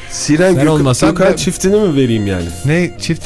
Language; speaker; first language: Turkish; native; Turkish